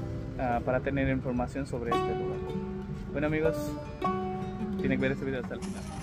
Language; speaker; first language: Spanish; non-native, learner; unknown